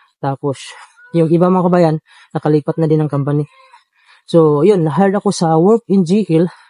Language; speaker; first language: Filipino; native; Filipino